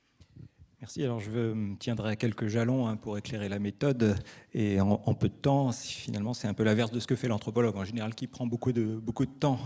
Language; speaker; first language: French; native; French